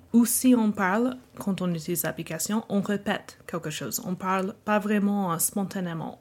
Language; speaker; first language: French; non-native, fluent; English